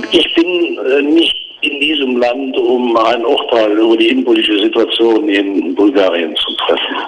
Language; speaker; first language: German; native; German